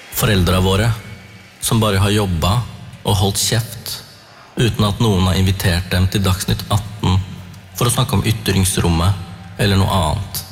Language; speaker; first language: Norwegian; early bilingual, other home language; Tamil